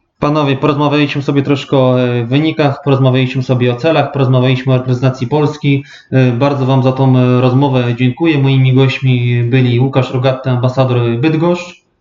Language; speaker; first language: Polish; native; Polish